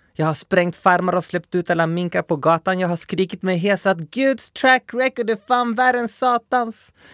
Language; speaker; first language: Swedish; early bilingual, other home language; Spanish